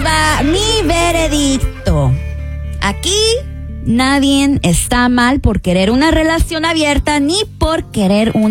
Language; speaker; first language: Spanish; early bilingual, heritage; Spanish